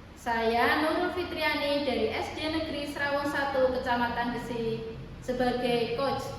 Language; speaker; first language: Indonesian; non-native, local second language; Javanese